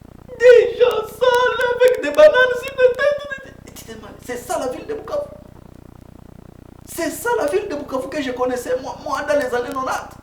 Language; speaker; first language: French; non-native, local second language; Swahili